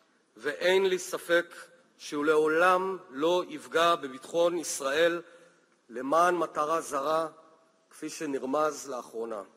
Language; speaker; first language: Hebrew; native; Hebrew